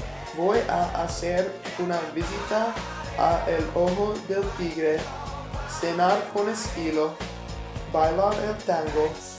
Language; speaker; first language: Spanish; non-native, learner; English